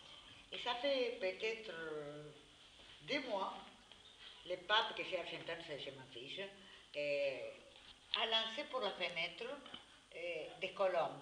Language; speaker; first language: French; non-native, learner; Spanish